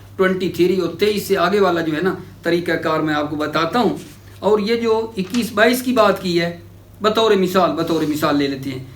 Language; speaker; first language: Urdu; native; Urdu